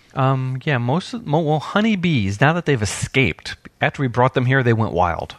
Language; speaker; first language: English; native; English